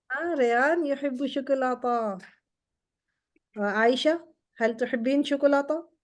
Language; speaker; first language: Arabic; non-native, fluent; Urdu